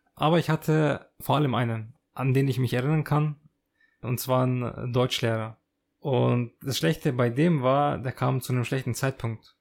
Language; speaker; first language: German; early bilingual, other home language; Turkish